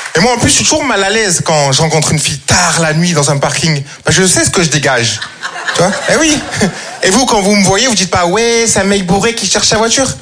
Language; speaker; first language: French; native; French